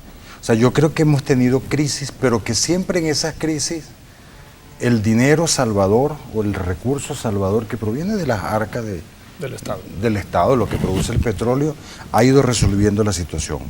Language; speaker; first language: Spanish; native; Spanish